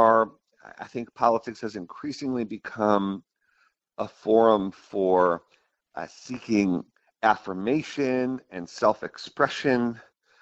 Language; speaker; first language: English; native; English